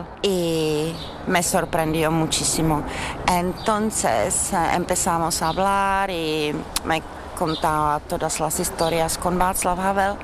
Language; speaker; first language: Spanish; non-native, fluent; Czech